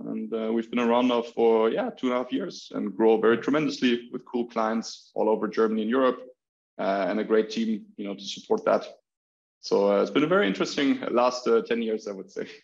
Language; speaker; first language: English; non-native, fluent; German